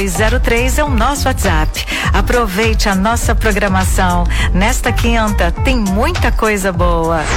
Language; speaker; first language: Portuguese; native; Portuguese